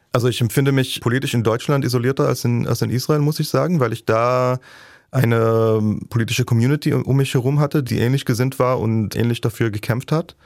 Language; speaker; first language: German; non-native, fluent; Hebrew